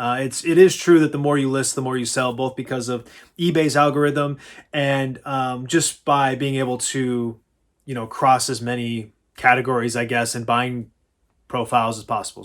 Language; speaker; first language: English; native; English